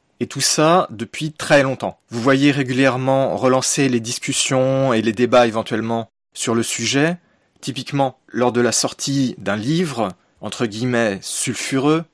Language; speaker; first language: French; native; French